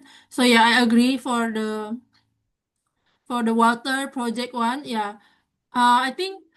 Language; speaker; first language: English; non-native, fluent; Indonesian